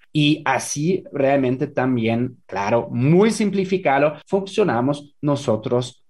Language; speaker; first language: Spanish; non-native, fluent; German